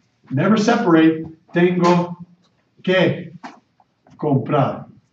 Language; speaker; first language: Spanish; non-native, fluent; English